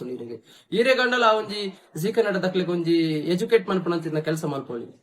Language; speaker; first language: Kannada; non-native, local second language; Tulu